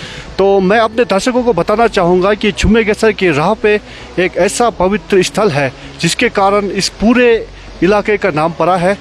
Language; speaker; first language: Hindi; native; Hindi